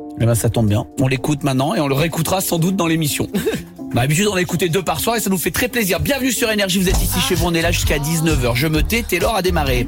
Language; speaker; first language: French; native; French